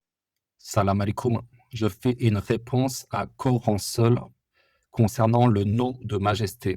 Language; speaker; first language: French; native; French